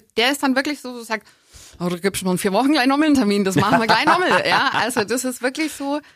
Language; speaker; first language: German; native; German